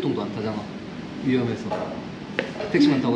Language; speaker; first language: Korean; native; Korean